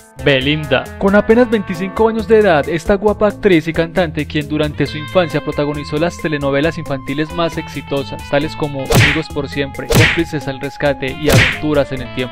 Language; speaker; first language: Spanish; native; Spanish